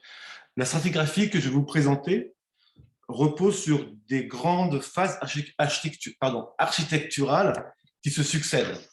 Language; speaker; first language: French; native; French